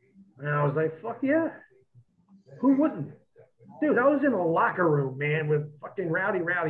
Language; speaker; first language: English; native; English